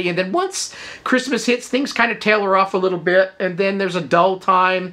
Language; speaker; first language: English; native; English